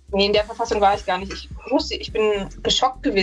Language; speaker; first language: German; native; German